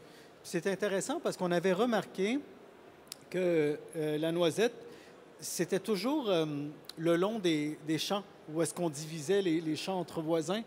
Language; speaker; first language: French; native; French